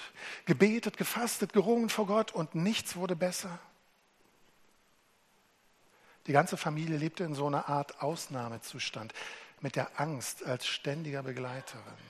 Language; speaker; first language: German; native; German